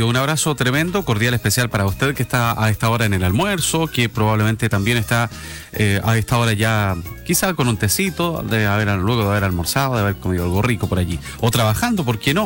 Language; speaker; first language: Spanish; native; Spanish